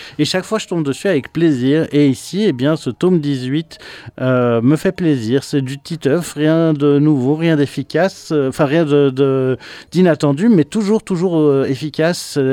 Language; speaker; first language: French; native; French